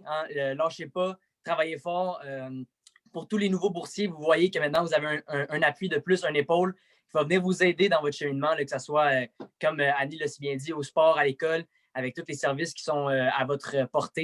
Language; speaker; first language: French; native; French